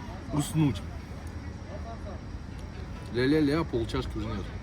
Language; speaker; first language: Russian; native; Russian